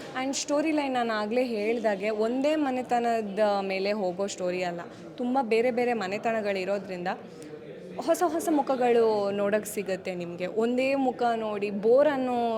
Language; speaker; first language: Kannada; non-native, local second language; Konkani